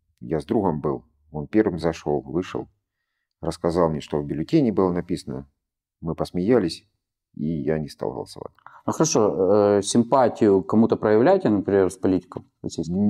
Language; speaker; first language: Russian; native; Russian